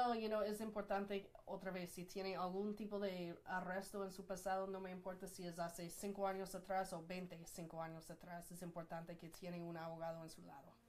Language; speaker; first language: Spanish; non-native, fluent; English